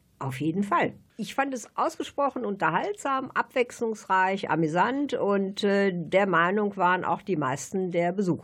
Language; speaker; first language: German; native; German